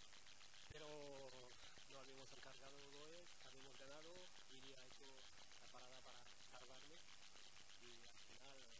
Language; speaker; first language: Spanish; non-native, learner; French